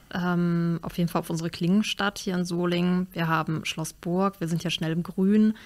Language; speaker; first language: German; native; German